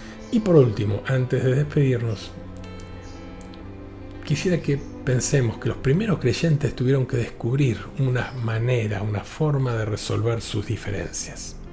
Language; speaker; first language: Spanish; native; Spanish